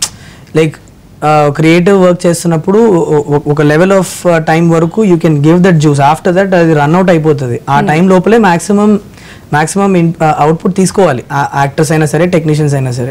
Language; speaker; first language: Telugu; native; Telugu